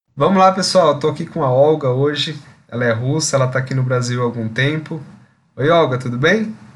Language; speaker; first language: Portuguese; native; Portuguese